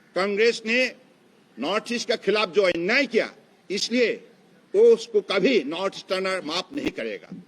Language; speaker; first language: Hindi; non-native, local second language; Assamese